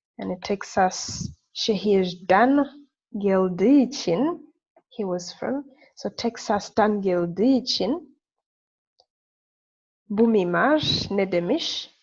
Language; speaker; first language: Turkish; non-native, fluent; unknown